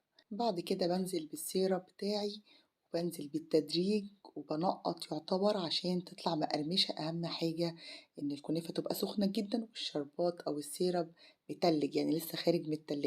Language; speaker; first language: Arabic; native; Arabic